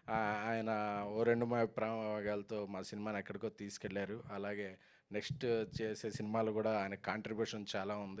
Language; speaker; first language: Telugu; native; Telugu